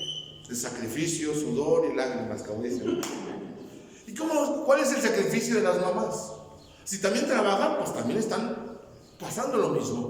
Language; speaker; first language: Spanish; native; Spanish